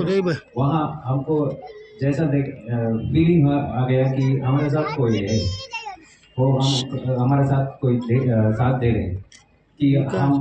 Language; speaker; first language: Hindi; non-native, local second language; Telugu